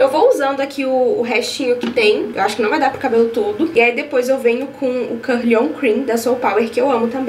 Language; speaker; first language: Portuguese; native; Portuguese